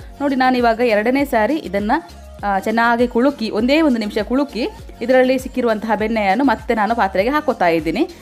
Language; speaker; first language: Kannada; non-native, local second language; Tulu